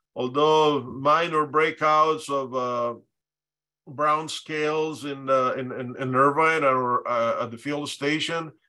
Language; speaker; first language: English; non-native, fluent; Spanish